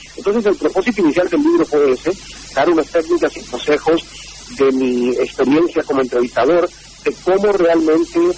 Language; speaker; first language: Spanish; native; Spanish